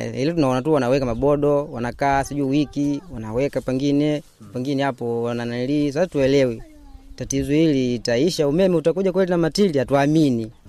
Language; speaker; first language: Swahili; non-native, local second language; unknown